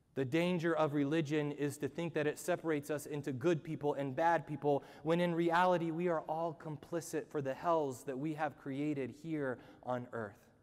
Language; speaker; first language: English; native; English